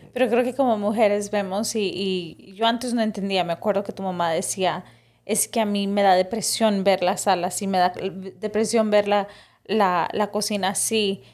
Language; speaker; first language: Spanish; early bilingual, heritage; Spanish